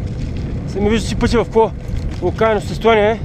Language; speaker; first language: Bulgarian; native; Bulgarian